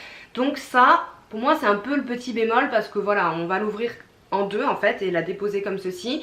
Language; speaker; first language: French; native; French